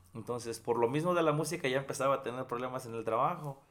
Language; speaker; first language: Spanish; native; Spanish